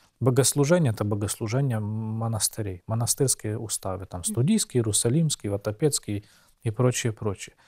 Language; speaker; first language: Russian; native; Russian